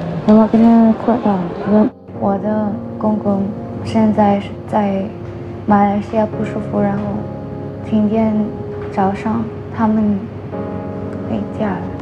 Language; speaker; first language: Chinese; non-native, learner; Malay